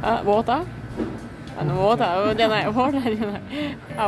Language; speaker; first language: English; non-native, learner; Japanese